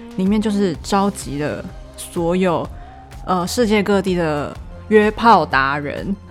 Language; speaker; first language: Chinese; native; Chinese